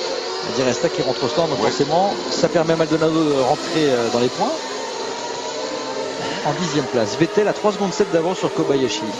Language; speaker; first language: French; native; French